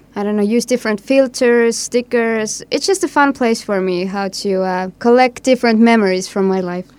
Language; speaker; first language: English; non-native, fluent; Estonian